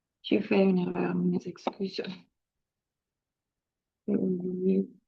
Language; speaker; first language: French; non-native, local second language; Dutch